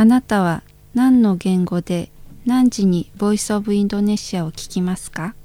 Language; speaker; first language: Japanese; non-native, fluent; Indonesian